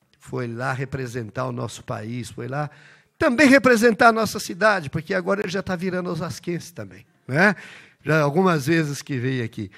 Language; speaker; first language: Portuguese; early bilingual, other home language; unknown